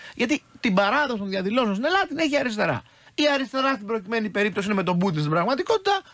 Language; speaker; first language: Greek; native; Greek